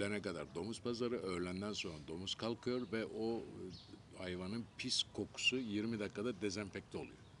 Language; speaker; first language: Turkish; native; Turkish